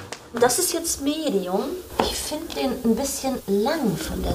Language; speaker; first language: German; native; German